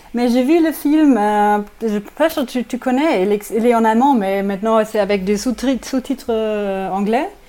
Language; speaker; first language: French; non-native, learner; German